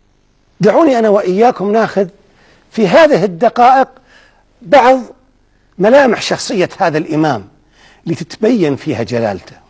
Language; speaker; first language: Arabic; native; Arabic